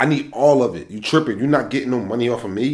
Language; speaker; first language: English; native; English